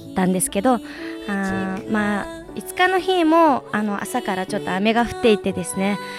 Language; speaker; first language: Japanese; non-native, fluent; Mongolian